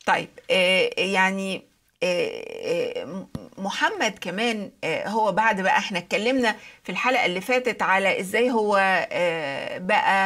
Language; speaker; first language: Arabic; native; Arabic